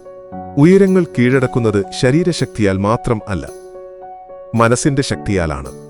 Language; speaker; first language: Malayalam; native; Malayalam